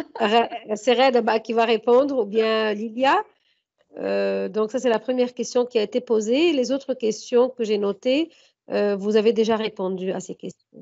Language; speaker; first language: French; non-native, fluent; Arabic